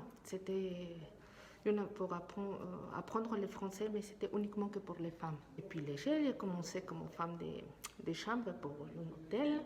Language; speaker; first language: French; non-native, fluent; Spanish